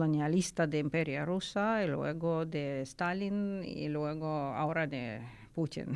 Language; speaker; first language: Spanish; non-native, learner; Ukrainian